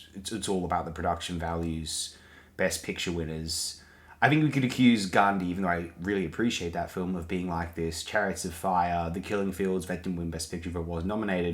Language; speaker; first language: English; native; English